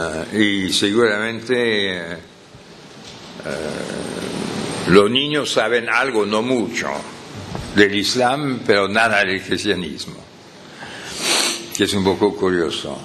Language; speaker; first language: Spanish; non-native, fluent; French